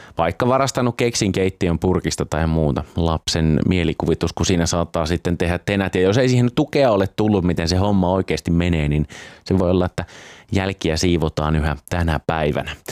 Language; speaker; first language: Finnish; native; Finnish